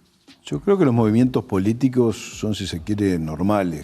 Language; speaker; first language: Spanish; native; Spanish